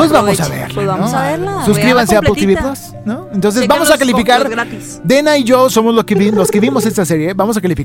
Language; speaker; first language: Spanish; native; Spanish